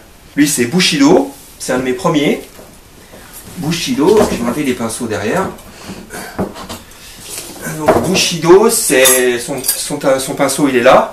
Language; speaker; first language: French; native; French